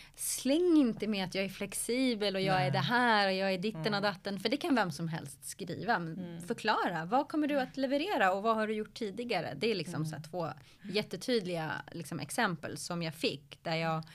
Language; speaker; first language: Swedish; early bilingual, other home language; Arabic